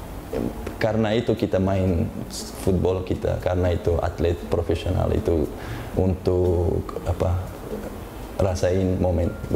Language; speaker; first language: Indonesian; non-native, learner; Uzbek